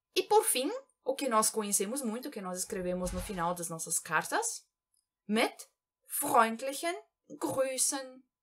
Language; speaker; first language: Portuguese; native; Portuguese